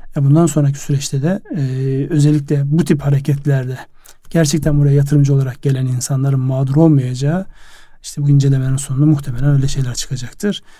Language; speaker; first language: Turkish; native; Turkish